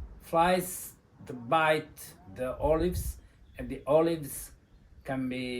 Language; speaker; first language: English; non-native, learner; Italian